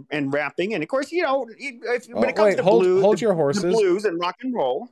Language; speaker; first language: English; native; English